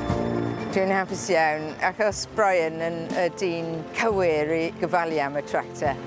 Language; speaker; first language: Welsh; non-native, learner; English